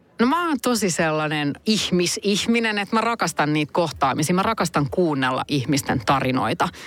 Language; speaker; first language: Finnish; native; Finnish